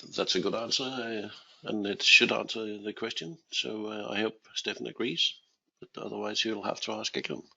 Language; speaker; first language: English; non-native, fluent; Danish